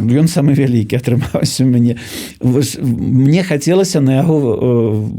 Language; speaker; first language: Belarusian; native; Belarusian